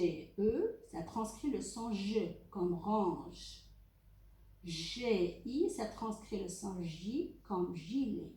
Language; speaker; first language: French; non-native, local second language; Arabic